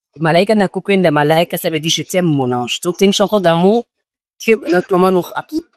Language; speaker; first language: French; non-native, local second language; Fon